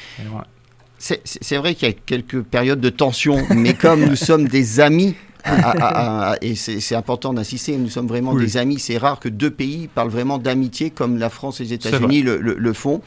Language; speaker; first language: French; native; French